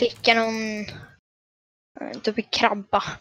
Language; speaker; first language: Swedish; native; Swedish